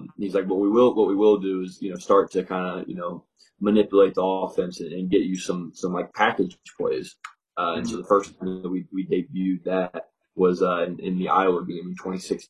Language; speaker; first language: English; native; English